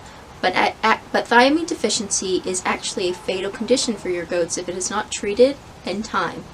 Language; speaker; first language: English; native; English